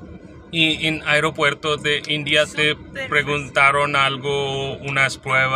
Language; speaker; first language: Spanish; non-native, learner; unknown